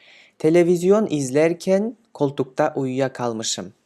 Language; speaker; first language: Turkish; non-native, fluent; Kyrgyz